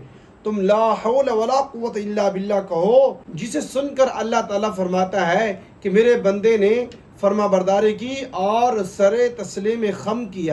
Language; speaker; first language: Urdu; native; Urdu